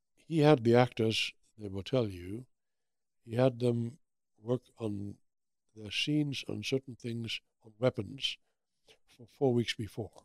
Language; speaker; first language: English; early bilingual, other home language; German